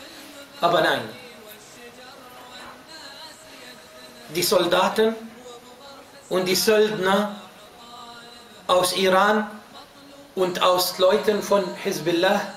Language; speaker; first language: German; non-native, fluent; Arabic